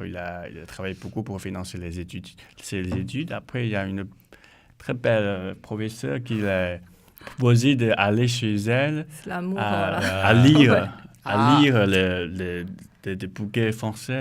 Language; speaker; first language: French; non-native, learner; Chinese